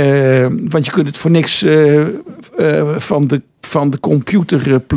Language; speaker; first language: Dutch; native; Dutch